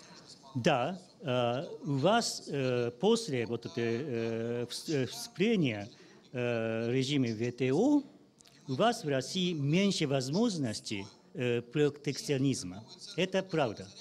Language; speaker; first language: Russian; non-native, learner; Japanese